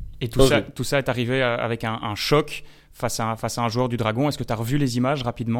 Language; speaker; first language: French; native; French